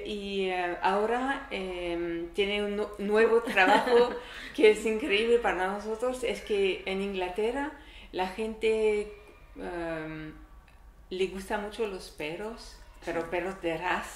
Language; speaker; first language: Spanish; non-native, learner; French